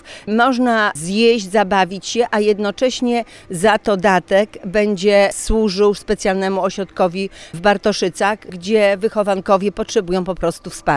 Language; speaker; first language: Polish; native; Polish